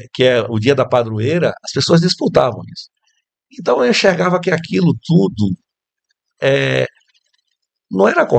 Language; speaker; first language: Portuguese; native; Portuguese